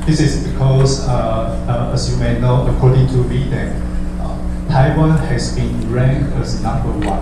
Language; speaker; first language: English; non-native, fluent; Chinese